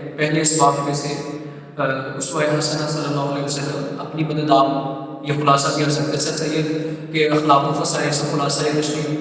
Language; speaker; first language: Urdu; non-native, local second language; Punjabi